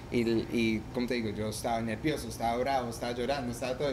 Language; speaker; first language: Spanish; early bilingual, heritage; Spanish